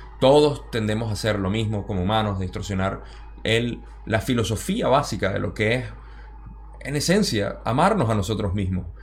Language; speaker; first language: Spanish; early bilingual, heritage; Spanish